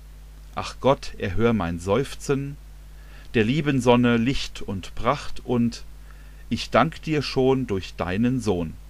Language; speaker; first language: German; native; German